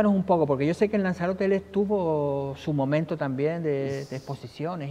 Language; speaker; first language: Spanish; native; Spanish